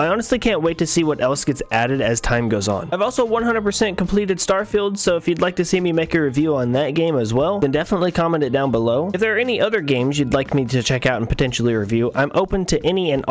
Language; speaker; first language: English; native; English